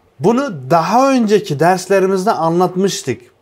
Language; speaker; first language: Turkish; non-native, fluent; Uzbek